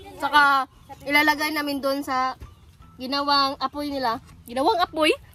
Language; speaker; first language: Filipino; non-native, local second language; Cebuano